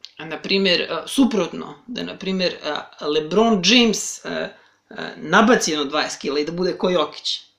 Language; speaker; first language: Serbian; native; Serbian